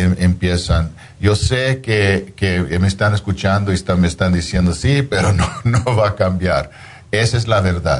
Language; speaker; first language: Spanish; non-native, fluent; English